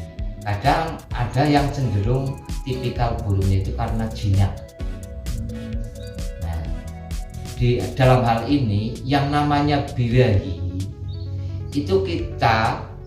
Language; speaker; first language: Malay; non-native, local second language; Javanese